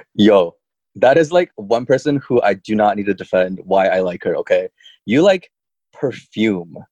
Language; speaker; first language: English; early bilingual, other home language; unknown